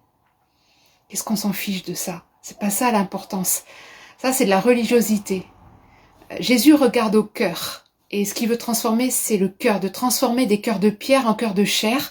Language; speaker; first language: French; native; French